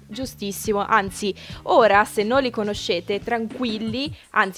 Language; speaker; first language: Italian; native; Italian